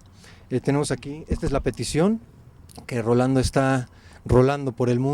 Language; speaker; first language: Spanish; native; Spanish